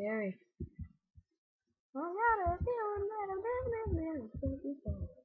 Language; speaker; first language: English; native; English